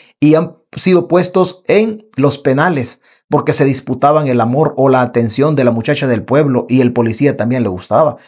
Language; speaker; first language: Spanish; native; Spanish